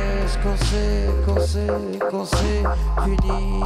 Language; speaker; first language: French; native; French